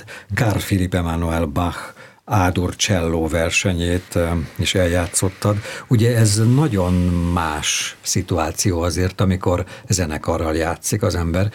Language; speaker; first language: Hungarian; native; Hungarian